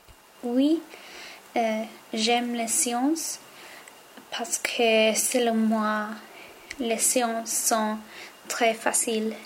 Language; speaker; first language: French; non-native, learner; English